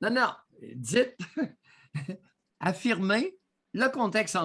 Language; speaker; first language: French; native; French